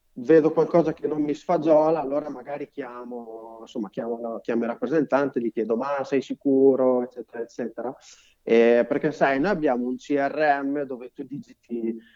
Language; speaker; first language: Italian; native; Italian